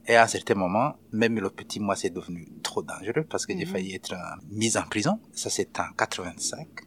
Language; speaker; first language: French; non-native, local second language; Rundi